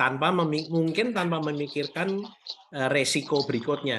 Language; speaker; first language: Malay; native; Malay